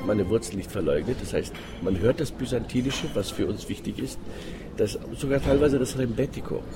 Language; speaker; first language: German; non-native, fluent; Greek